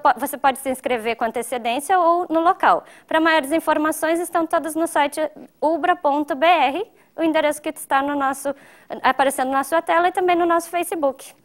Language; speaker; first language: Portuguese; native; Portuguese